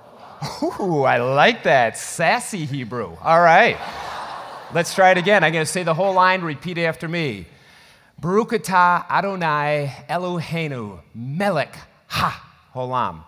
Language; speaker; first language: English; native; English